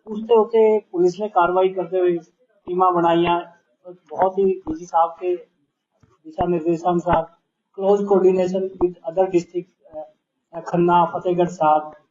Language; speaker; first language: Hindi; non-native, local second language; Punjabi